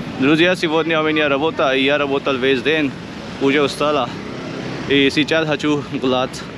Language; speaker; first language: Russian; non-native, learner; Hindi